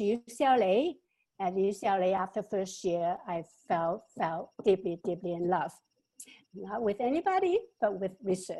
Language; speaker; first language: English; non-native, local second language; Wu Chinese